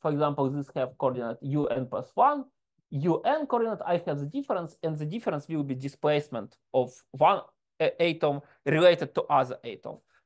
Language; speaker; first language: English; non-native, fluent; Ukrainian